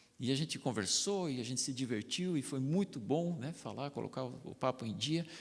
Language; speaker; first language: Portuguese; non-native, local second language; German